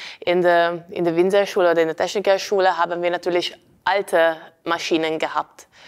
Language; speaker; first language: German; non-native, fluent; Hungarian